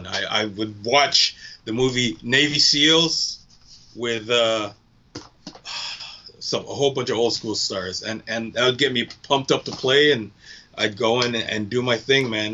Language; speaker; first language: English; native; English